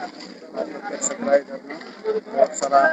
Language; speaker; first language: Hindi; non-native, local second language; Bangla